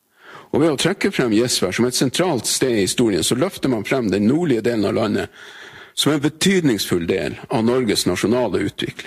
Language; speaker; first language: Norwegian; native; Norwegian